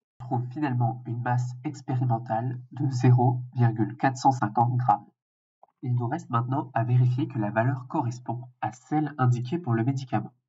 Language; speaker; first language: French; native; French